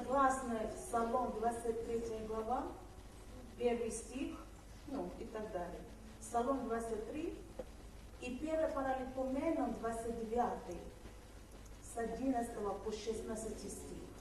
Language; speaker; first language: Russian; non-native, fluent; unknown